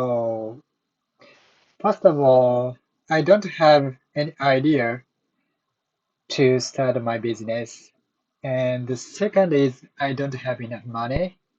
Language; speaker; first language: English; non-native, learner; Japanese